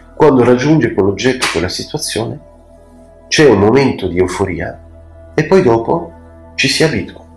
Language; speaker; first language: Italian; non-native, fluent; French